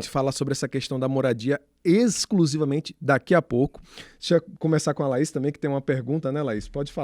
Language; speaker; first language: Portuguese; native; Portuguese